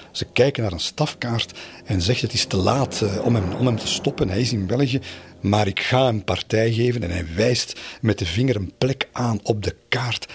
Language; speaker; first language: Dutch; native; Dutch